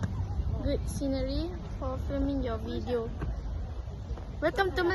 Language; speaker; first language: English; non-native, local second language; Malay